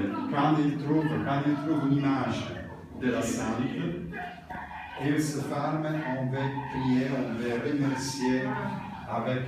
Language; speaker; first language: French; non-native, learner; Italian